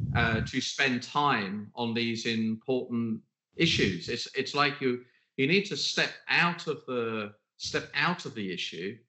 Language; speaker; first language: English; native; English